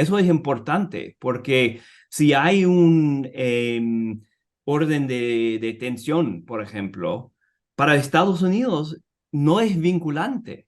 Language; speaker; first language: Spanish; non-native, fluent; English